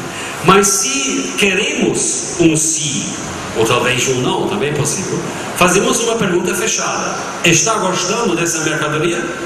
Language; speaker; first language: Portuguese; non-native, fluent; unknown